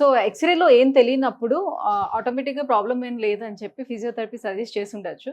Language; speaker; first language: Telugu; native; Telugu